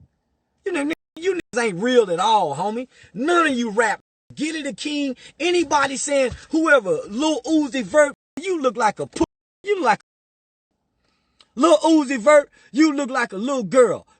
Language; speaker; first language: English; native; English